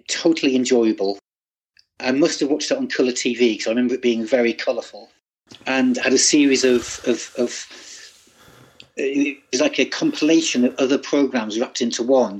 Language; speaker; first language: English; native; English